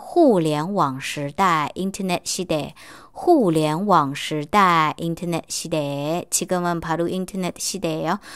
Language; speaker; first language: Korean; non-native, fluent; Chinese